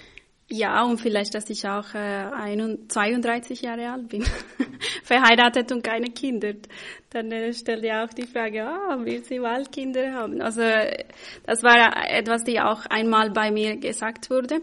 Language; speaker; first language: German; non-native, fluent; Spanish